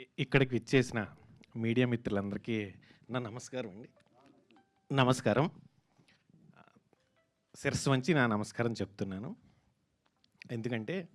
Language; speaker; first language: Telugu; native; Telugu